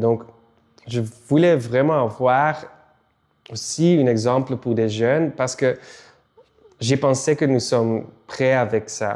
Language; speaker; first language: French; non-native, local second language; Dutch